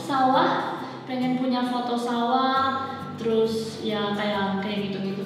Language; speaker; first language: Indonesian; non-native, fluent; Spanish